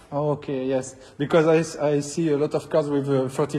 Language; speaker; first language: English; non-native, learner; French